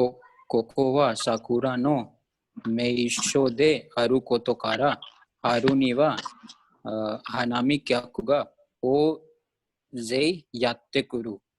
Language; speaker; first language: Japanese; non-native, learner; Hindi